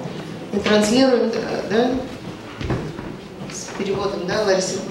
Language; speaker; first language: Russian; native; Russian